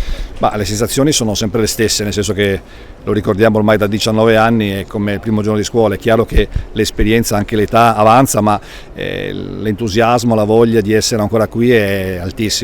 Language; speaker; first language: Italian; native; Italian